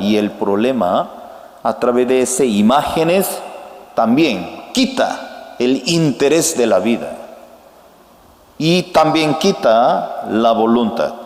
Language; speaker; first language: Spanish; non-native, fluent; Korean